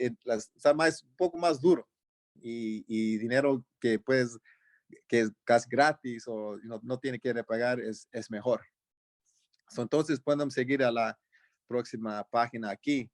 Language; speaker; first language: Spanish; early bilingual, heritage; Spanish